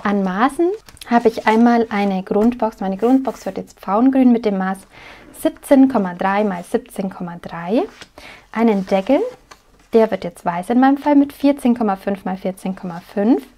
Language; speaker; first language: German; native; German